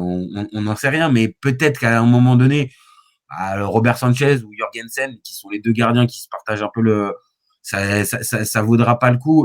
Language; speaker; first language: French; native; French